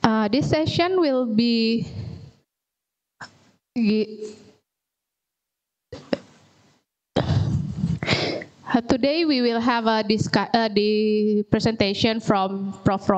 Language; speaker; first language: English; non-native, fluent; Indonesian